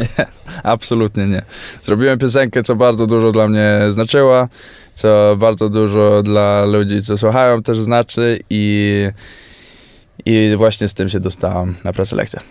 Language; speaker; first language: Polish; early bilingual, heritage; Polish